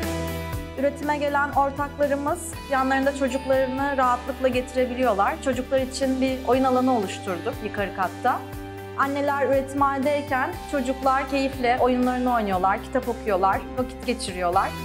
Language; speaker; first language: Turkish; native; Turkish